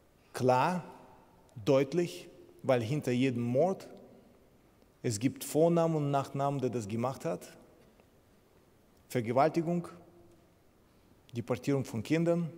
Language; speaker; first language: German; non-native, fluent; Ukrainian